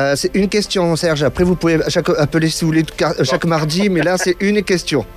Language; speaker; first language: French; native; French